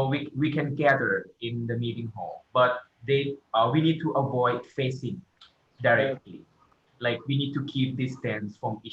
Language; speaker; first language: English; non-native, fluent; Thai